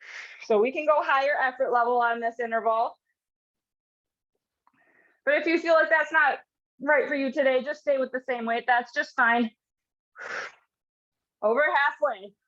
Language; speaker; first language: English; native; English